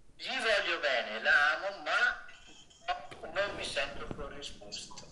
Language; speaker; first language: Italian; native; Italian